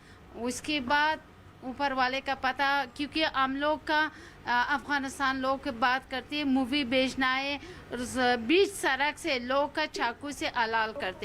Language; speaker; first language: Hindi; non-native, learner; Persian